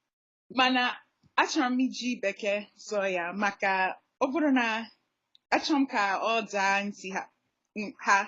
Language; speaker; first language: Igbo; non-native, learner; English